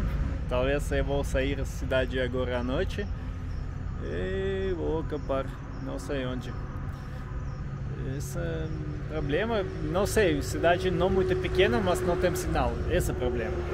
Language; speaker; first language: Portuguese; non-native, learner; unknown